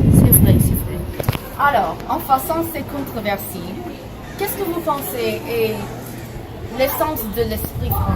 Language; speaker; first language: French; non-native, learner; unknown